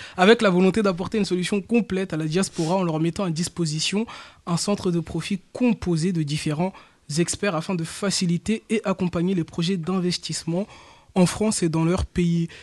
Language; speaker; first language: French; early bilingual, other home language; Bambara